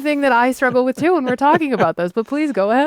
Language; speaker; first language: English; native; English